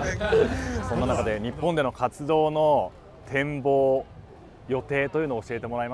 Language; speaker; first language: Japanese; native; Japanese